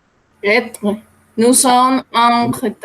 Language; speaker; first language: French; non-native, learner; Spanish